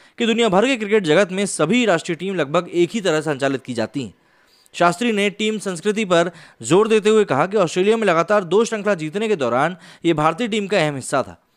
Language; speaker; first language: Hindi; native; Hindi